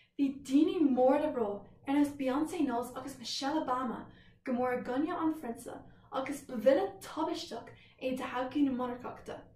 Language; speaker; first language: Irish; non-native, local second language; English